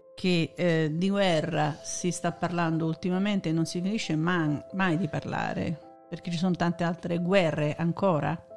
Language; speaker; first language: Italian; native; Italian